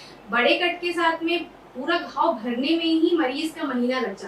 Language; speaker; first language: Hindi; native; Hindi